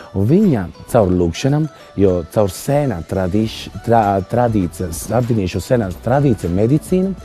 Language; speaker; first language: Latvian; non-native, fluent; Italian